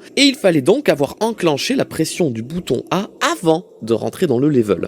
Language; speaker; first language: French; native; French